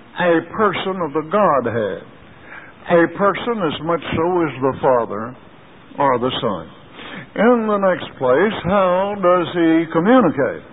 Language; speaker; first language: English; native; English